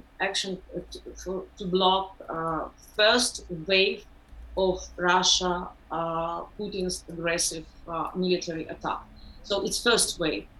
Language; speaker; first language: English; non-native, learner; Ukrainian